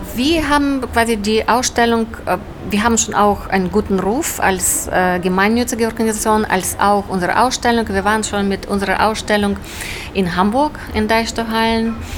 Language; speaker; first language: German; non-native, fluent; Ukrainian